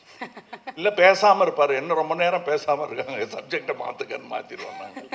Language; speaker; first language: Tamil; native; Tamil